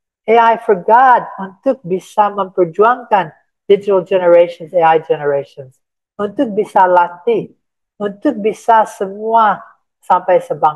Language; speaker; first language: Indonesian; non-native, fluent; English